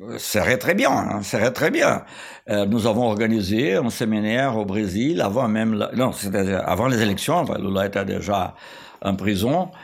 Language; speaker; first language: French; non-native, fluent; Portuguese